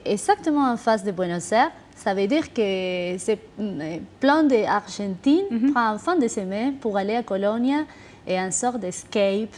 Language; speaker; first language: French; non-native, fluent; Spanish